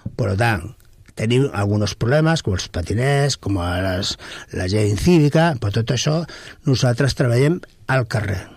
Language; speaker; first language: Catalan; non-native, local second language; Spanish